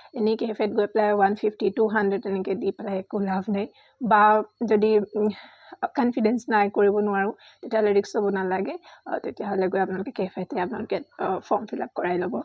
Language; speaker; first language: Assamese; non-native, local second language; Hindi